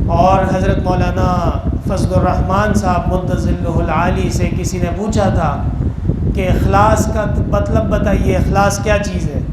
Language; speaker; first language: Urdu; non-native, local second language; Pashto